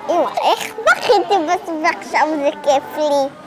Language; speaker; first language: Hebrew; early bilingual, other home language; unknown